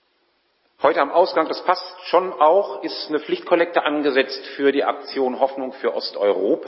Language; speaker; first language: German; native; German